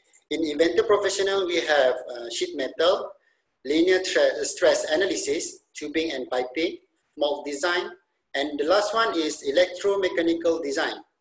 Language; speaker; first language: English; non-native, local second language; Malay